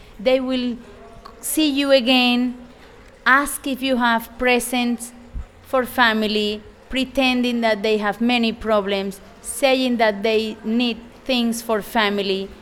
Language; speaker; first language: English; non-native, fluent; Spanish